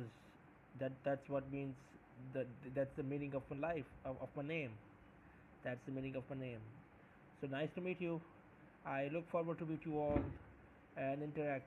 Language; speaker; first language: English; non-native, local second language; Urdu